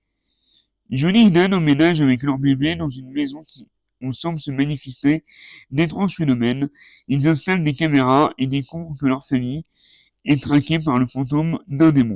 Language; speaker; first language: French; native; French